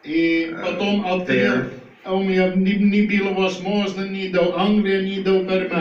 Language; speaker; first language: Russian; non-native, learner; Dutch